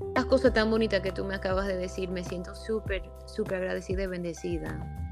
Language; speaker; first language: Spanish; early bilingual, heritage; Spanish